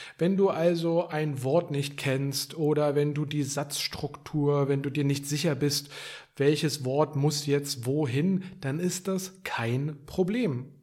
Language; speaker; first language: German; native; German